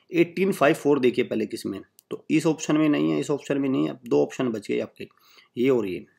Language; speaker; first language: Hindi; native; Hindi